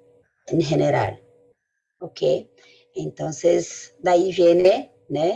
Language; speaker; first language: Spanish; non-native, fluent; Portuguese